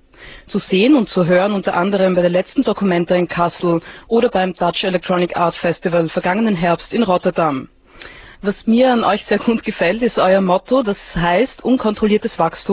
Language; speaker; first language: German; native; German